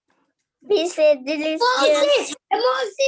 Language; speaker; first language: French; non-native, learner; Arabic